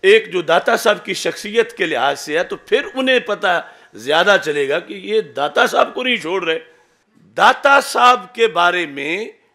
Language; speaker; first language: Urdu; non-native, local second language; Punjabi